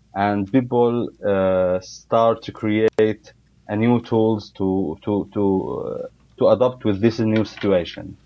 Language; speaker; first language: English; non-native, learner; Arabic